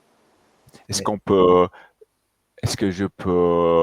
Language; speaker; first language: French; non-native, fluent; English